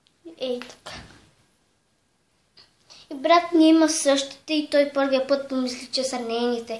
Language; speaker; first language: Bulgarian; early bilingual, heritage; Bulgarian